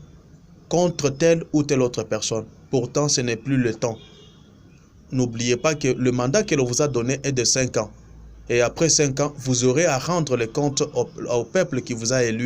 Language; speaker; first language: French; non-native, local second language; Luba-Lulua